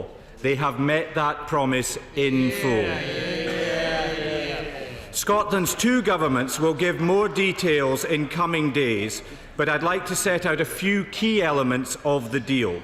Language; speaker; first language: English; native; English